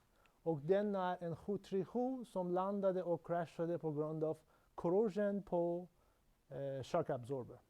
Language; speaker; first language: Swedish; non-native, learner; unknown